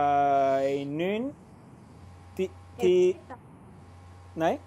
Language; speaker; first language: Greek; non-native, fluent; Spanish